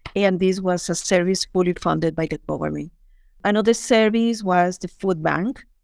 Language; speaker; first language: English; non-native, fluent; Spanish